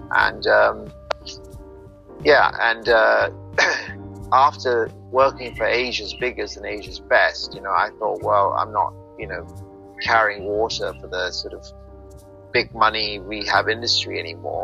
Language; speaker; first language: English; native; English